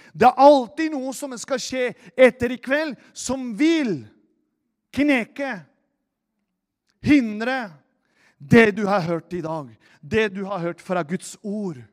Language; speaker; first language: Norwegian; non-native, fluent; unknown